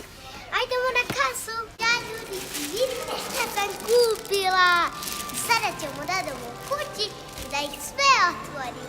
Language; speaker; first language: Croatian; early bilingual, heritage; Croatian